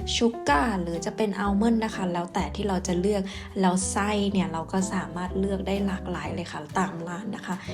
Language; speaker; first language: Thai; early bilingual, other home language; English